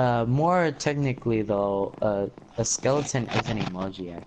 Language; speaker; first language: English; native; English